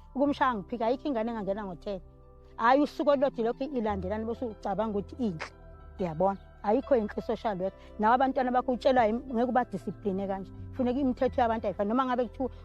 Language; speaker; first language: Zulu; native; Zulu